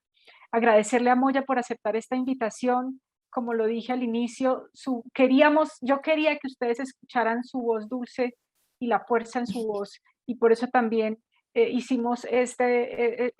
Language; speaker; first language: Spanish; native; Spanish